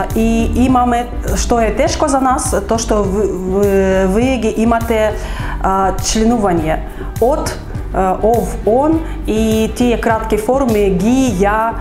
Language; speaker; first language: Macedonian; non-native, learner; Ukrainian